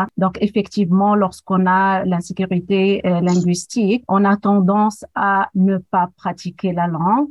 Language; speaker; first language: French; non-native, local second language; Arabic